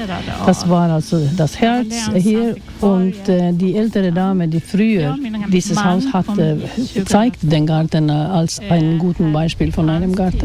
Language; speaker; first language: German; non-native, fluent; Swedish